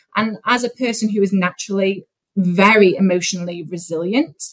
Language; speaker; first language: English; native; English